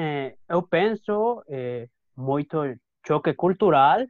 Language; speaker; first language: Portuguese; non-native, learner; Spanish